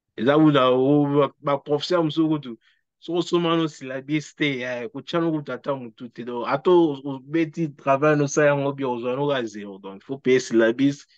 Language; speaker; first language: French; non-native, local second language; Lingala